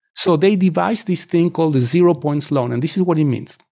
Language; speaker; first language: English; non-native, fluent; Spanish